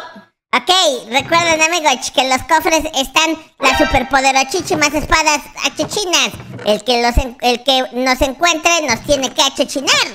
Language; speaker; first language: Spanish; native; Spanish